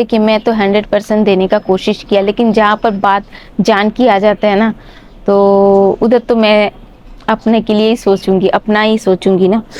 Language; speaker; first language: Hindi; non-native, local second language; Bangla